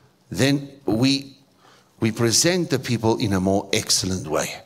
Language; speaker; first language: English; non-native, local second language; Afrikaans